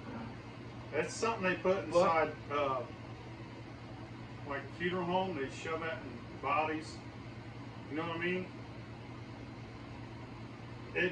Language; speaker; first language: English; native; English